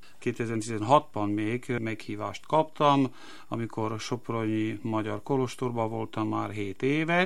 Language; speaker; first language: Hungarian; non-native, local second language; Slovak